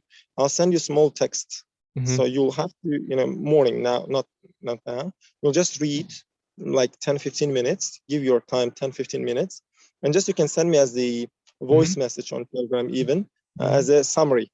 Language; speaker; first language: English; non-native, fluent; Uzbek